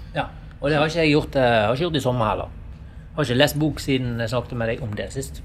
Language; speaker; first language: Norwegian; native; Norwegian